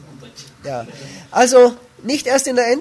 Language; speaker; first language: German; native; German